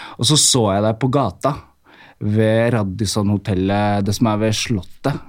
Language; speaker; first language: Norwegian; early bilingual, other home language; Amharic